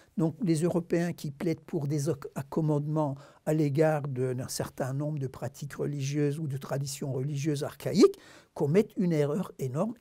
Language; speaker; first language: French; non-native, fluent; Turkish